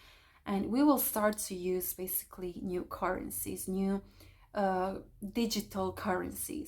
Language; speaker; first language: English; non-native, fluent; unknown